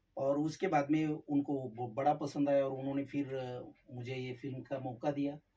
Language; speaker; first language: Hindi; non-native, local second language; Marathi